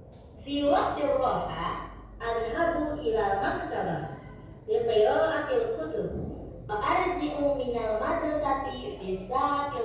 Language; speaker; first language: Arabic; non-native, learner; Indonesian